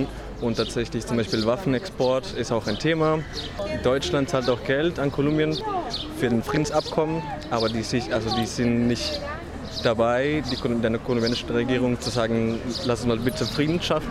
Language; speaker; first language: German; non-native, fluent; Spanish